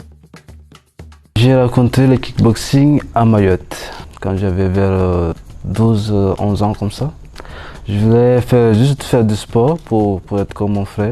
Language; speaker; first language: French; non-native, local second language; Malagasy